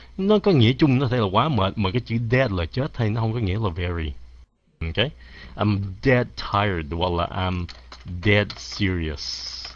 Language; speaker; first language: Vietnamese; early bilingual, heritage; Vietnamese